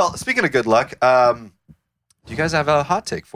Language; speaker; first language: English; native; English